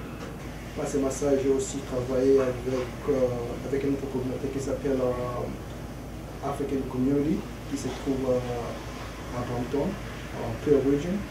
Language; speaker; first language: French; early bilingual, other home language; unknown